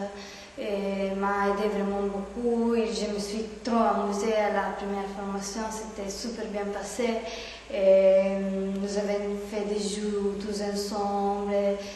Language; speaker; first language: French; non-native, fluent; Italian